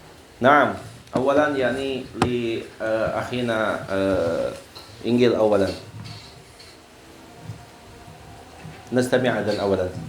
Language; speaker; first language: Arabic; non-native, fluent; Indonesian